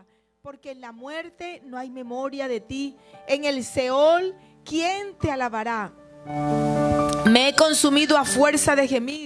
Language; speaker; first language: Spanish; native; Spanish